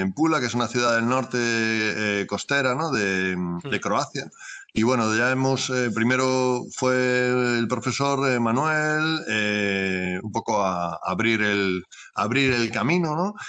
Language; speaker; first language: Spanish; native; Spanish